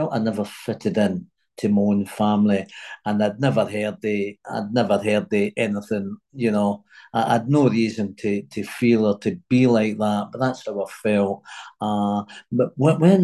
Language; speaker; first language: English; native; English